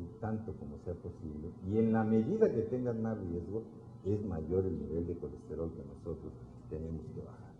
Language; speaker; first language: Spanish; native; Spanish